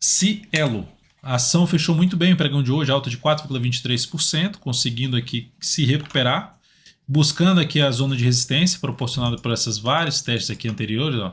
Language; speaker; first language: Portuguese; native; Portuguese